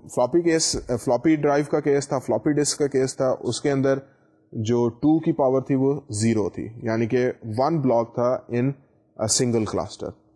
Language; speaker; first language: Urdu; native; Urdu